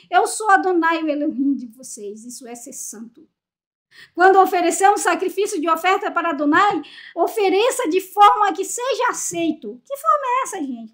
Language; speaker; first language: Portuguese; native; Portuguese